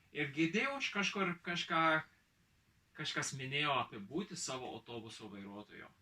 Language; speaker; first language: Lithuanian; early bilingual, heritage; Lithuanian